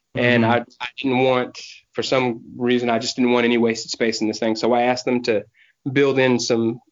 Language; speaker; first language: English; native; English